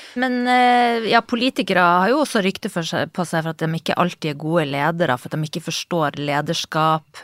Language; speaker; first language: Norwegian; native; Norwegian